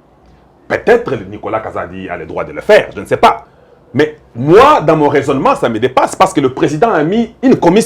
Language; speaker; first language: French; non-native, local second language; Lingala